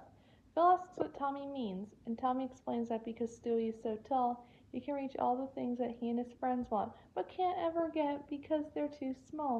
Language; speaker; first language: English; native; English